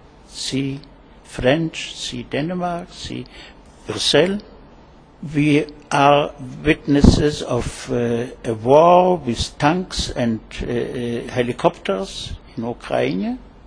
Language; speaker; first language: English; non-native, learner; German